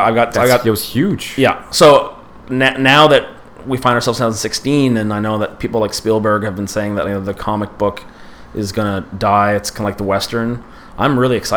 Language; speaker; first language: English; native; English